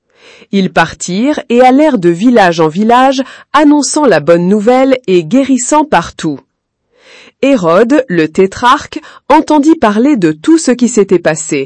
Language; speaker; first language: French; native; French